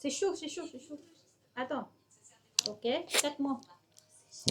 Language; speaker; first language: French; non-native, learner; Iban